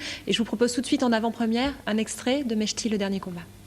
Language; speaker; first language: French; native; French